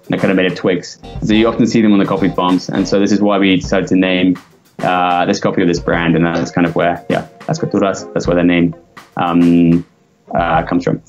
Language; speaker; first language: English; native; English